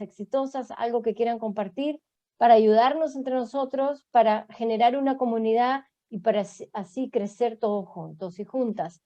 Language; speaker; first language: Spanish; native; Spanish